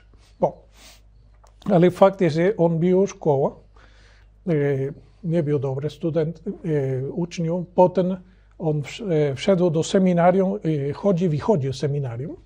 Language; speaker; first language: Polish; non-native, learner; Spanish